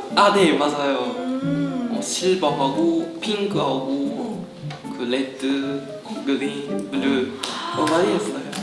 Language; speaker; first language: Korean; non-native, learner; Japanese